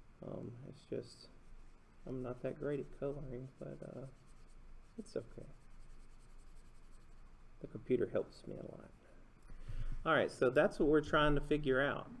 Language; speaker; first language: English; native; English